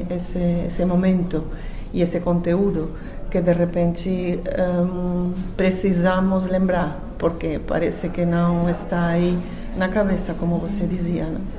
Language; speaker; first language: Portuguese; non-native, fluent; Spanish